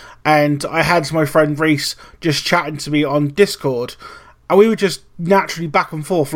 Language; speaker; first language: English; native; English